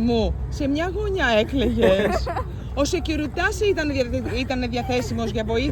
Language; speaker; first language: Greek; native; Greek